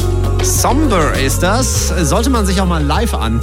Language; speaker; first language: German; native; German